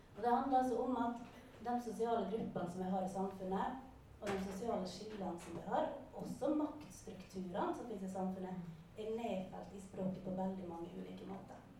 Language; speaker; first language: Norwegian; native; Norwegian